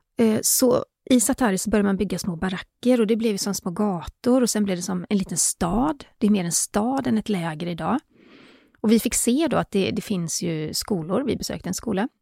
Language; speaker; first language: Swedish; native; Swedish